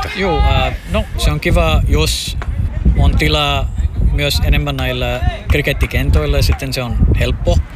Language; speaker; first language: Finnish; non-native, fluent; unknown